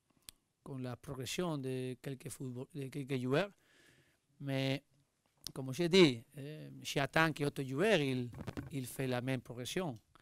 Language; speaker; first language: French; non-native, learner; Spanish